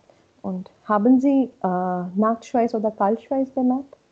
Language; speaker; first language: German; non-native, learner; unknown